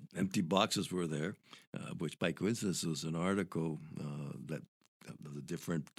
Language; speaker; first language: English; early bilingual, other home language; Spanish